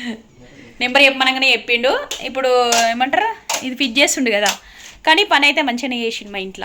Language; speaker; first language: Telugu; native; Telugu